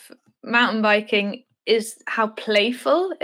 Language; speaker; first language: English; native; English